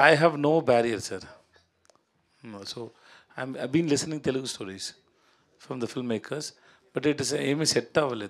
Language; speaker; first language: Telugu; non-native, learner; Tamil